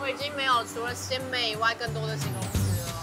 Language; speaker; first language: Chinese; native; Chinese